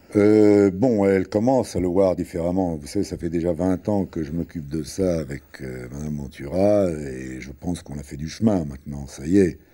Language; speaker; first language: French; early bilingual, other home language; Italian